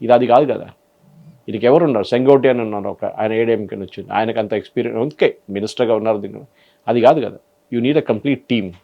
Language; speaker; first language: Telugu; non-native, fluent; Malayalam